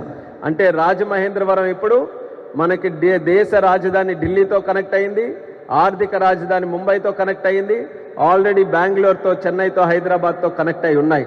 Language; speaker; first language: Telugu; native; Telugu